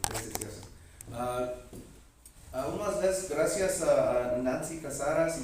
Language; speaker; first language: Spanish; non-native, learner; English